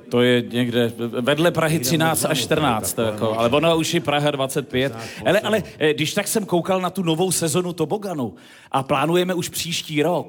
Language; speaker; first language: Czech; native; Czech